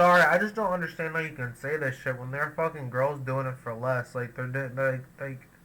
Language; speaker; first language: English; native; English